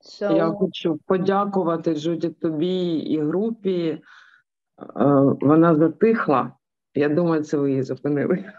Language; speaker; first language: Ukrainian; non-native, local second language; Russian